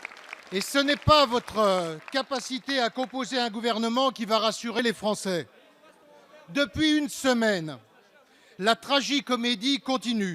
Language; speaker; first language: French; native; French